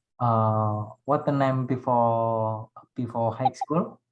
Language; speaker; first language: English; non-native, learner; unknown